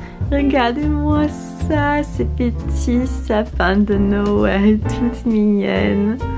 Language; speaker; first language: French; non-native, fluent; English